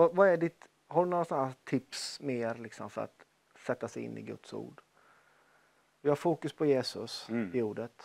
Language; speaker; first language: Swedish; native; Swedish